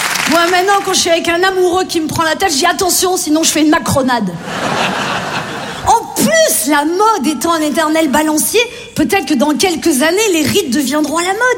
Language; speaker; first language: French; native; French